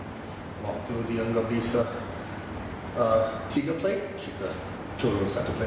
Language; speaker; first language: Indonesian; non-native, fluent; English